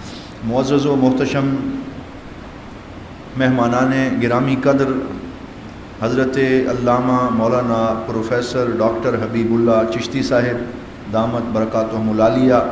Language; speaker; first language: Urdu; native; Urdu